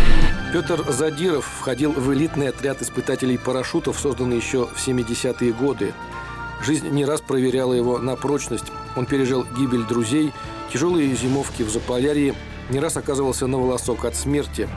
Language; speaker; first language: Russian; native; Russian